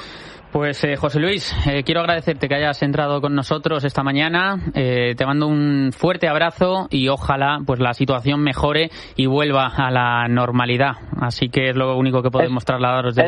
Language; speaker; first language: Spanish; native; Spanish